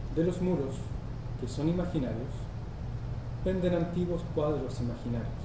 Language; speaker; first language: Spanish; early bilingual, heritage; Spanish